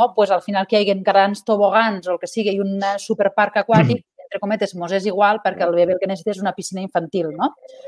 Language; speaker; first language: Catalan; native; Catalan